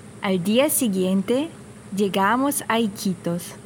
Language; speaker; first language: Spanish; non-native, fluent; German